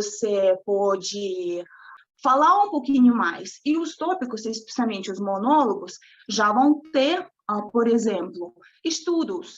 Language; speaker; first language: Portuguese; non-native, fluent; Russian